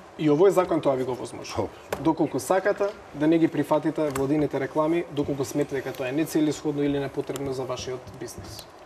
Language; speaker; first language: Macedonian; native; Macedonian